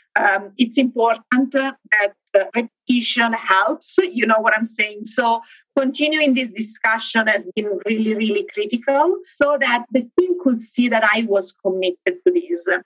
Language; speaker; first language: English; non-native, fluent; Italian